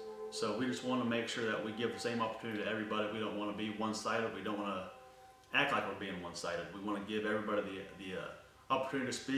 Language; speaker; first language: English; native; English